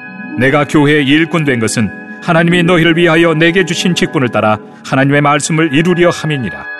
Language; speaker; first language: Korean; native; Korean